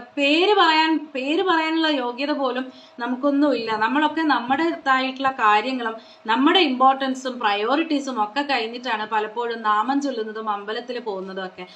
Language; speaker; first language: Malayalam; non-native, local second language; Konkani